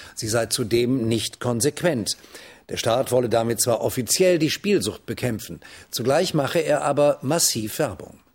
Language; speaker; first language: German; native; German